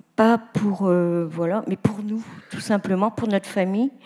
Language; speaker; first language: French; native; French